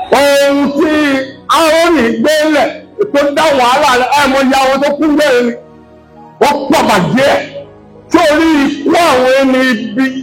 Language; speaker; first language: Yoruba; non-native, local second language; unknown